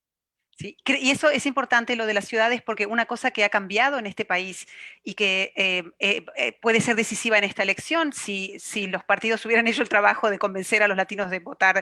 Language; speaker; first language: Spanish; native; Spanish